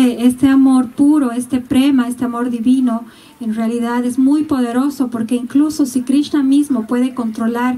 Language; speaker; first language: Spanish; native; Spanish